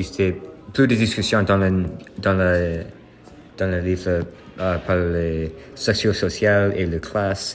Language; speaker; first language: French; non-native, learner; English